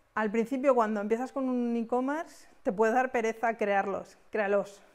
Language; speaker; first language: Spanish; native; Spanish